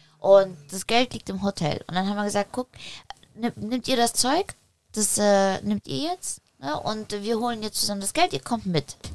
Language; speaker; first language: German; early bilingual, other home language; Polish